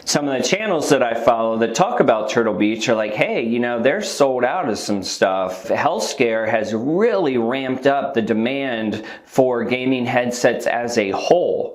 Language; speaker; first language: English; native; English